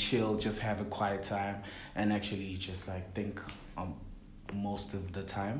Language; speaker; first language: English; non-native, local second language; Swati